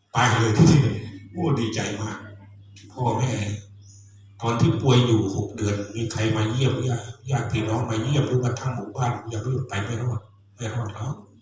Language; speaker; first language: Thai; non-native, local second language; Khmer